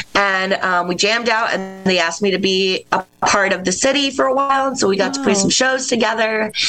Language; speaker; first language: English; native; English